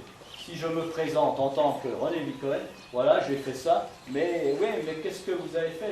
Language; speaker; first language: French; native; French